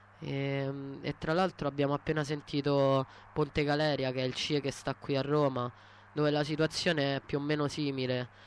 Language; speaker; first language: Italian; native; Italian